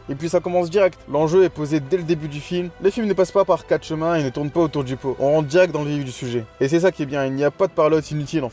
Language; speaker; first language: French; native; French